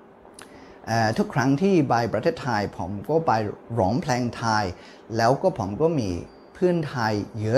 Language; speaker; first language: Thai; non-native, fluent; Cantonese